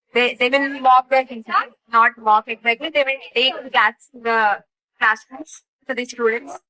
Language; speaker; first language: English; non-native, local second language; Telugu